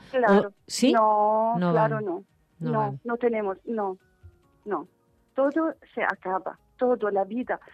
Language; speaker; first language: Spanish; non-native, fluent; Arabic